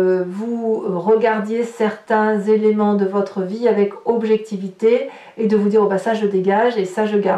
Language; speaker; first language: French; native; French